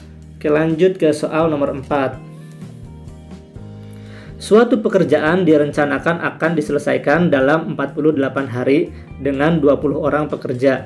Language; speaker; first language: Indonesian; native; Indonesian